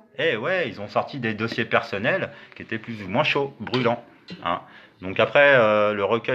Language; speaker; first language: French; native; French